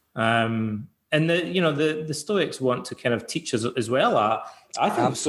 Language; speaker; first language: English; native; English